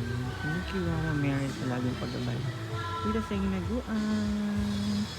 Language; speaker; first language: Filipino; native; Filipino